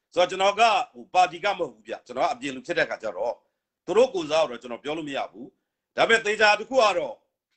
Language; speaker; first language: Burmese; native; Burmese